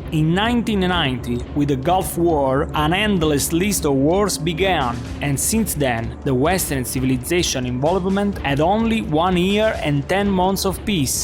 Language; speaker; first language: English; non-native, fluent; Italian